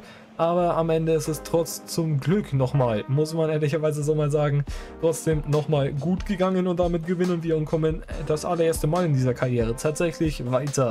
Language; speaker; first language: German; native; German